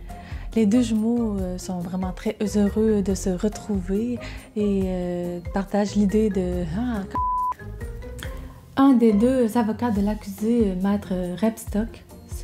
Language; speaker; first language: French; native; French